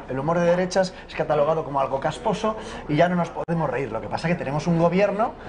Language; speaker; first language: Spanish; native; Spanish